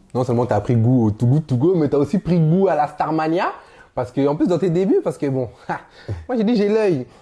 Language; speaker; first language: French; native; French